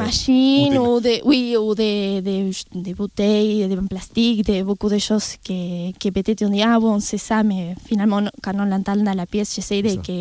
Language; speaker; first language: French; non-native, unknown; Spanish